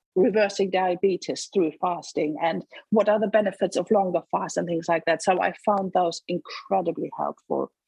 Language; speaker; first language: English; non-native, fluent; German